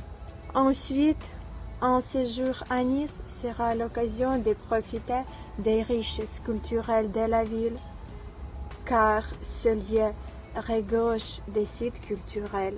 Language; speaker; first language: French; non-native, learner; Ukrainian